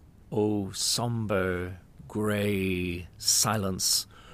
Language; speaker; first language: English; native; English